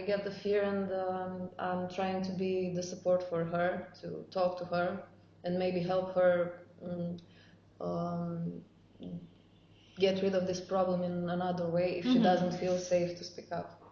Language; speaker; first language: English; non-native, fluent; Romanian